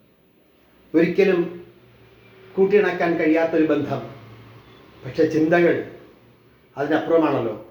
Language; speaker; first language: Malayalam; native; Malayalam